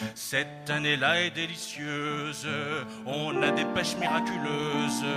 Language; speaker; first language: French; native; French